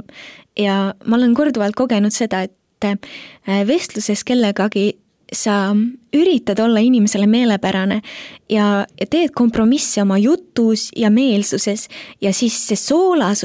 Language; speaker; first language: Estonian; native; Estonian